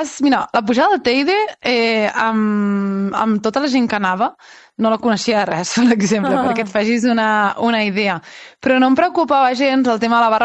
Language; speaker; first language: Catalan; native; Catalan